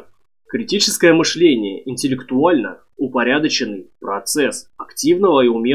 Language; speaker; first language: Russian; native; Russian